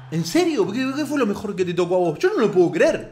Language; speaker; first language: Spanish; native; Spanish